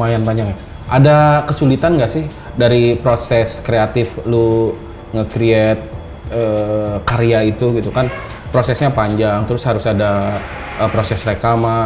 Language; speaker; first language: Indonesian; native; Indonesian